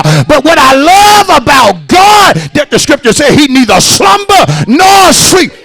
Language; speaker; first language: English; native; English